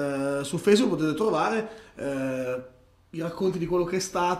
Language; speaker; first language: Italian; native; Italian